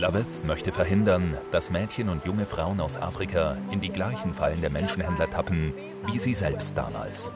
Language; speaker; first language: German; native; German